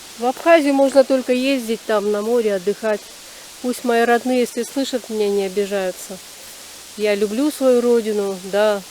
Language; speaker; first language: Russian; native; Russian